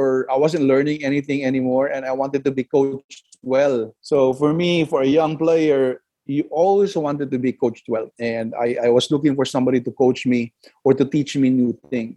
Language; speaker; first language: English; non-native, local second language; Cebuano